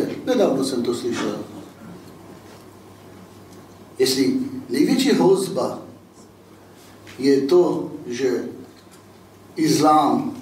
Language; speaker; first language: Czech; non-native, fluent; Hebrew